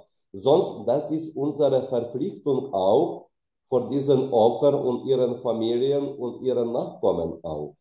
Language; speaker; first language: German; non-native, fluent; Ukrainian